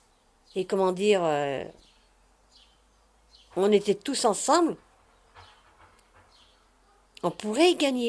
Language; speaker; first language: French; native; French